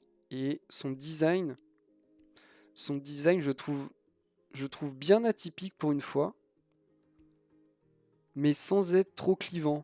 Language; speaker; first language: French; native; French